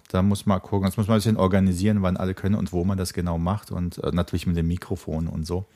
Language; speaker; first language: German; early bilingual, other home language; Czech